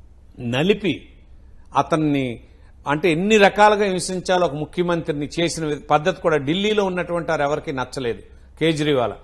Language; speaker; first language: Telugu; native; Telugu